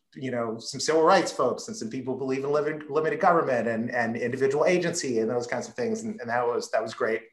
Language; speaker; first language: English; native; English